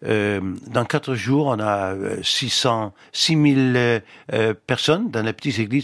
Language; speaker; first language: French; non-native, fluent; Dutch